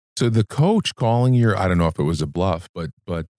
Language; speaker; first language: English; native; English